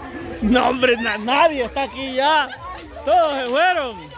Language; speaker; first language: Spanish; native; Spanish